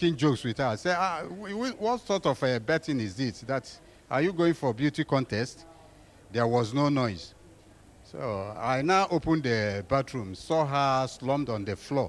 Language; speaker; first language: English; non-native, local second language; Igbo